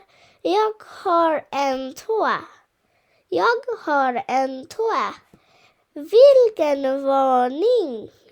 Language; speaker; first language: Swedish; non-native, fluent; Bangla